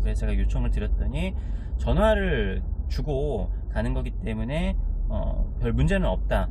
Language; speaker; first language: Korean; native; Korean